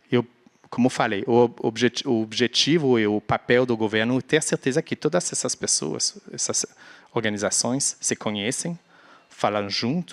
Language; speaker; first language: Portuguese; non-native, fluent; French